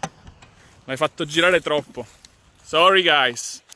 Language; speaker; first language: Italian; native; Italian